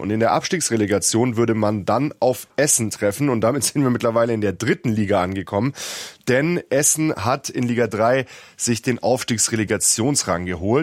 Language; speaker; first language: German; native; German